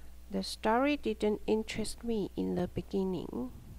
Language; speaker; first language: English; non-native, fluent; Chinese